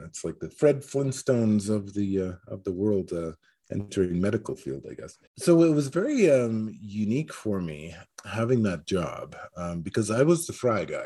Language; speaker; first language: English; native; English